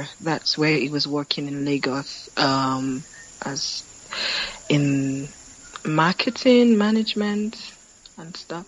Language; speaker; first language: English; non-native, local second language; Yoruba